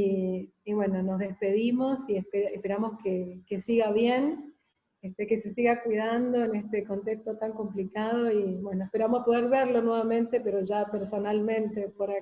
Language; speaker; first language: Spanish; native; Spanish